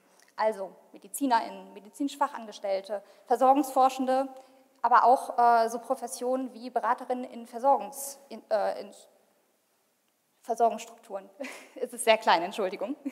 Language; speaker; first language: German; native; German